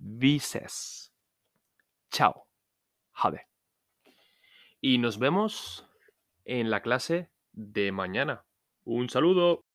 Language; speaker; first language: Spanish; non-native, fluent; Norwegian